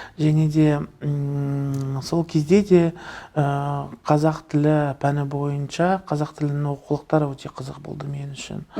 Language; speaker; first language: Kazakh; non-native, local second language; Russian